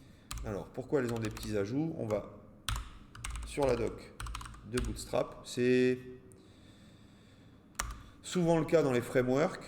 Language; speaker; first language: French; native; French